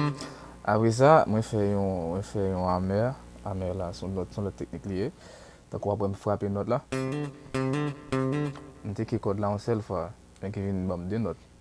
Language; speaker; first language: French; non-native, learner; Haitian Creole